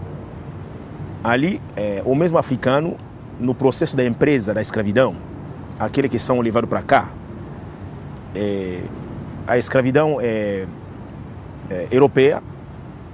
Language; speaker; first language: Portuguese; non-native, fluent; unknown